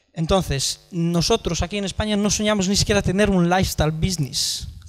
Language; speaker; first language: Spanish; non-native, fluent; Romanian